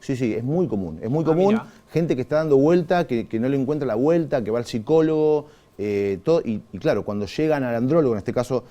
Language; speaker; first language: Spanish; native; Spanish